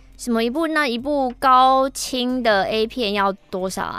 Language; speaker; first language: Chinese; native; Chinese